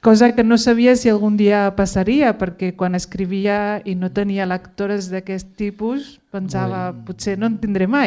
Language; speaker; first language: Catalan; early bilingual, other home language; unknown